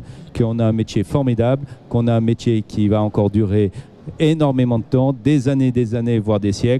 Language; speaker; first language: French; native; French